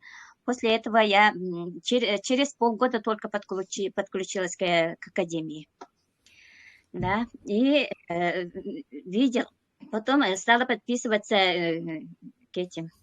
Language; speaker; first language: Russian; non-native, local second language; Yakut